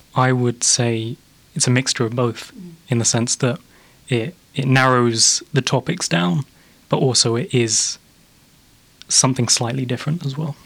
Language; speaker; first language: English; native; English